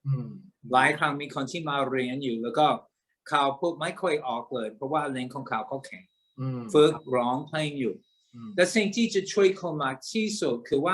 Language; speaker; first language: Thai; non-native, fluent; English